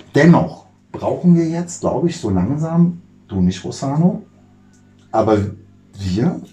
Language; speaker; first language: German; native; German